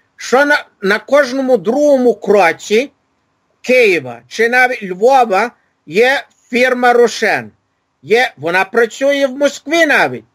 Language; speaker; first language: Ukrainian; early bilingual, heritage; Ukrainian